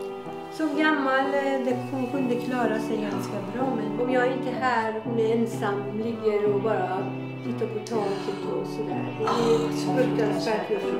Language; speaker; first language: Swedish; non-native, fluent; Persian